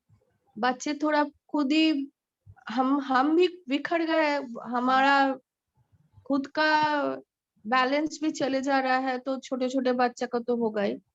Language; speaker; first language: Hindi; non-native, local second language; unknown